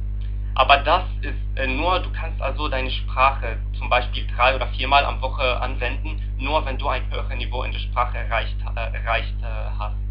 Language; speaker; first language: German; non-native, learner; Arabic